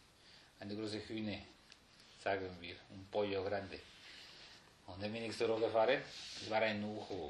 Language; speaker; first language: German; non-native, fluent; Spanish